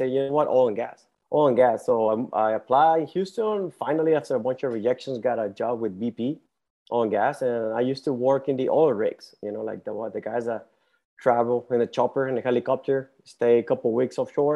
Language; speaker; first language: English; non-native, fluent; Spanish